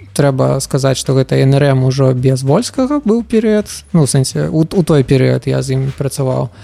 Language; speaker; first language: Belarusian; non-native, local second language; Russian